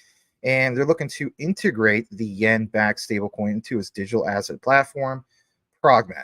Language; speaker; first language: English; native; English